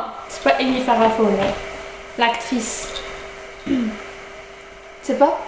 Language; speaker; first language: French; native; French